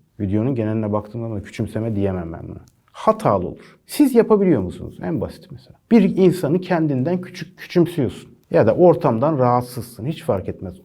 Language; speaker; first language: Turkish; native; Turkish